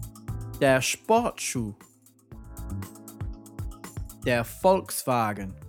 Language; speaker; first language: German; non-native, fluent; English